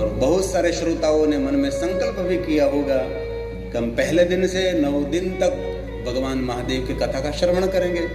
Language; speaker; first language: Hindi; non-native, local second language; Gujarati